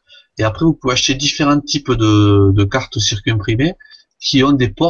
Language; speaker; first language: French; native; French